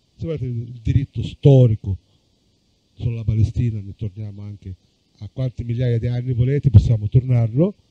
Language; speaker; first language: Italian; non-native, fluent; Arabic